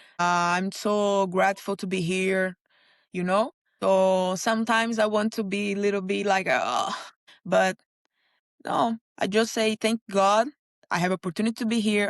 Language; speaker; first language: English; non-native, learner; Portuguese